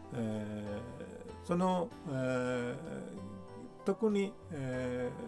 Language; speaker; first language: Japanese; non-native, fluent; Sinhala